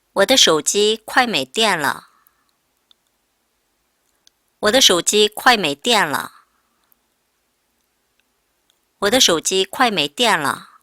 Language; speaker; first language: Chinese; non-native, fluent; Korean